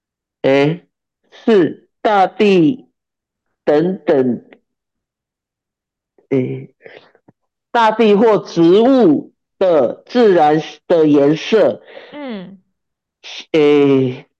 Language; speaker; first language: Chinese; non-native, learner; Japanese